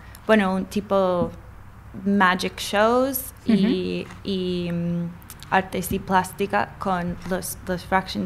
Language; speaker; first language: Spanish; non-native, learner; English